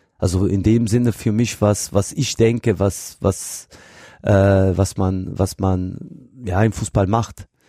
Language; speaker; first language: German; non-native, fluent; Bosnian